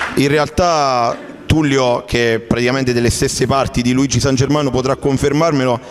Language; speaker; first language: Italian; native; Italian